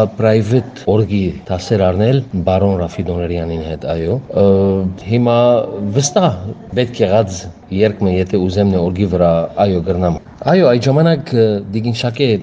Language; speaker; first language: Armenian; early bilingual, heritage; Armenian